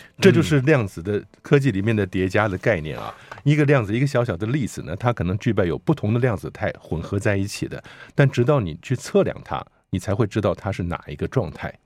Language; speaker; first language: Chinese; native; Chinese